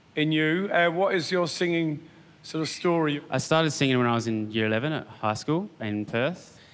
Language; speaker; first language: English; native; English